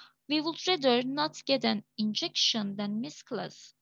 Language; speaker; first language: English; non-native, fluent; Turkish